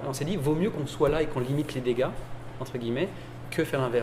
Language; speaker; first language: French; native; French